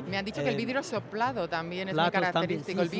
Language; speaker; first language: Spanish; native; Spanish